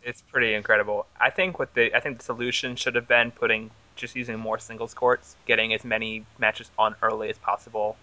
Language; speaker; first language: English; native; English